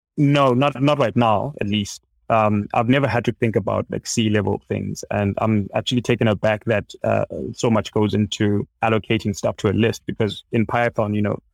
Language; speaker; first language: English; non-native, local second language; Shona